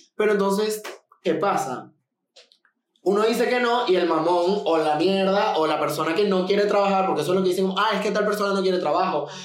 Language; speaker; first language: Spanish; native; Spanish